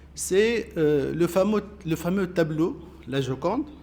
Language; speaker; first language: French; non-native, local second language; Arabic